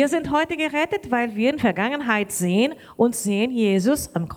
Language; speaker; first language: German; non-native, learner; Portuguese